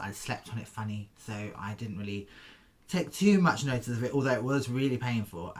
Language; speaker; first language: English; native; English